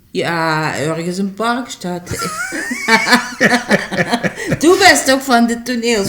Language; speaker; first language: Dutch; native; Dutch